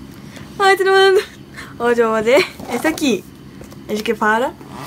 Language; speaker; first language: Portuguese; early bilingual, heritage; Portuguese